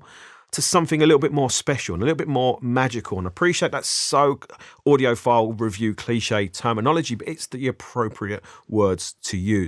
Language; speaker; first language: English; native; English